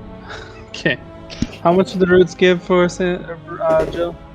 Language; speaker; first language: English; native; English